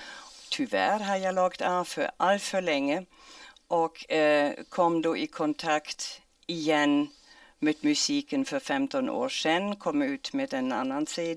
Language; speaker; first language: Swedish; non-native, fluent; German